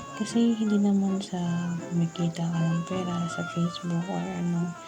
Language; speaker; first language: Filipino; non-native, local second language; Hiligaynon